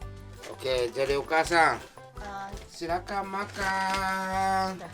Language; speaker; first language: Indonesian; non-native, fluent; Japanese